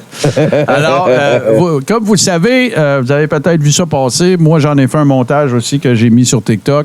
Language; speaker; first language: French; native; French